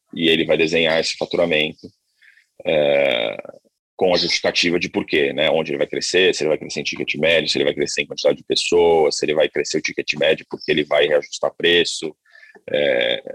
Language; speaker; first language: Portuguese; native; Portuguese